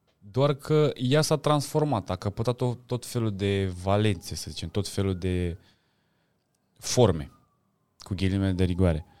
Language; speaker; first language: Romanian; native; Romanian